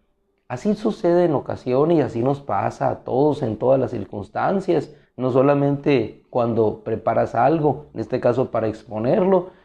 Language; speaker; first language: Spanish; native; Spanish